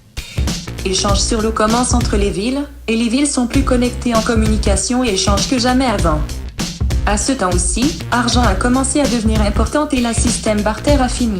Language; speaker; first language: French; non-native, learner; English